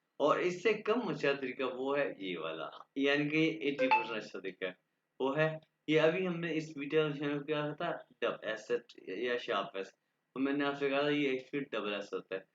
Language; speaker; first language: Urdu; non-native, local second language; Punjabi